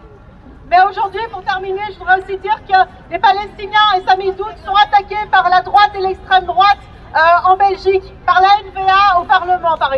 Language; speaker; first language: French; native; French